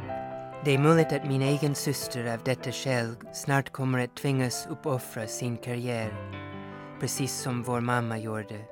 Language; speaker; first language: Swedish; non-native, fluent; English